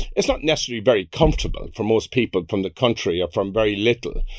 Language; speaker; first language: English; native; English